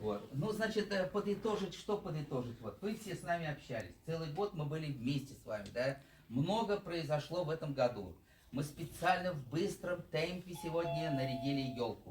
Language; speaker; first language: Russian; native; Russian